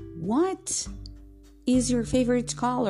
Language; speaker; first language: English; non-native, fluent; Portuguese